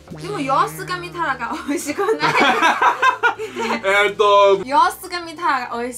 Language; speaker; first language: Japanese; non-native, learner; Chinese